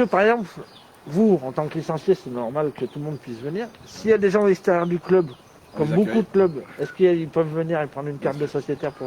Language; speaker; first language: French; native; French